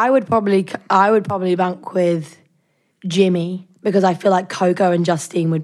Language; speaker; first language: English; native; English